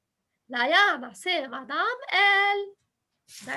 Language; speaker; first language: French; non-native, fluent; Arabic